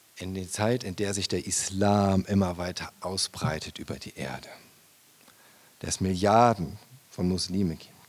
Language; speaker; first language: German; native; German